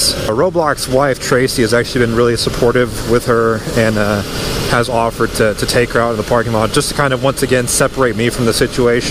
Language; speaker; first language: English; native; English